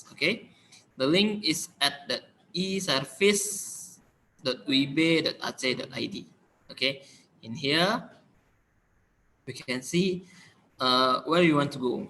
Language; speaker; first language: English; non-native, learner; Indonesian